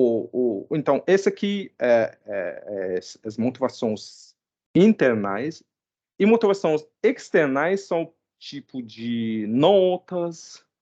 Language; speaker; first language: Portuguese; non-native, fluent; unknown